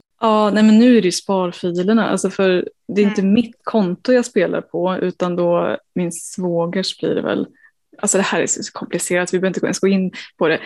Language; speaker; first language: Swedish; native; Swedish